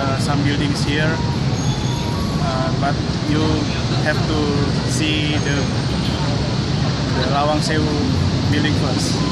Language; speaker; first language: English; non-native, learner; Indonesian